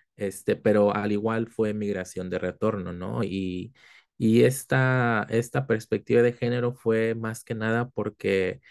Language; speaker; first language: Spanish; early bilingual, heritage; Spanish